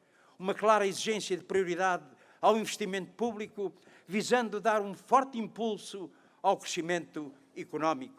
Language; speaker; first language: Portuguese; native; Portuguese